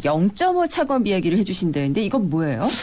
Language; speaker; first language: Korean; native; Korean